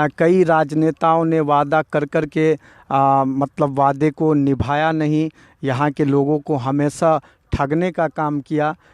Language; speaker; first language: Hindi; native; Hindi